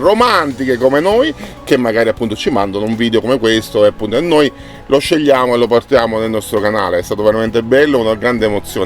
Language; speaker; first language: Italian; native; Italian